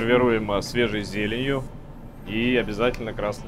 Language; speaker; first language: Russian; native; Russian